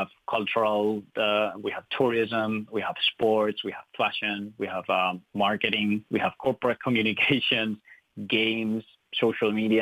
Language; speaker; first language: English; non-native, fluent; Spanish